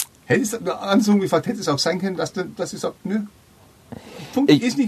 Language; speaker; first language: German; native; German